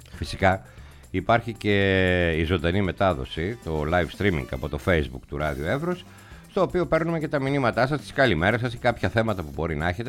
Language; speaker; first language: Greek; native; Greek